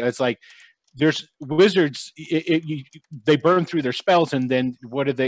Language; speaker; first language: English; native; English